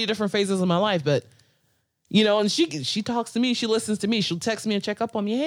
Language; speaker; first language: English; non-native, local second language; Akan